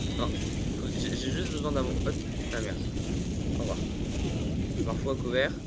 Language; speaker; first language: French; native; French